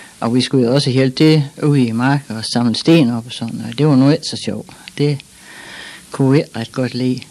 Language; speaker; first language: Danish; native; Danish